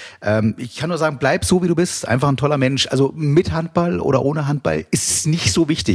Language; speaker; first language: German; native; German